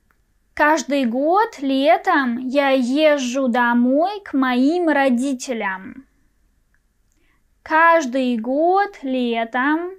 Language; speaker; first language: Russian; non-native, fluent; Persian